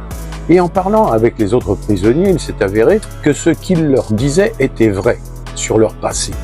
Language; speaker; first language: French; native; French